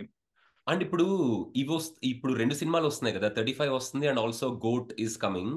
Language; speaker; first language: Telugu; native; Telugu